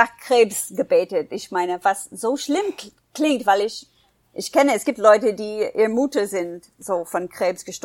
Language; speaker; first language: German; non-native, fluent; English